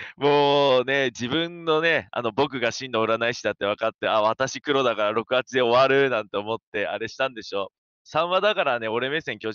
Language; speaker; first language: Japanese; native; Japanese